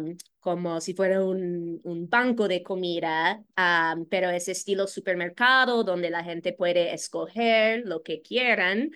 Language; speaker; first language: Spanish; non-native, fluent; English